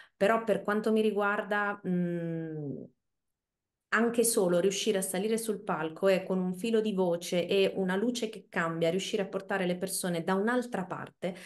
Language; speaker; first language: Italian; native; Italian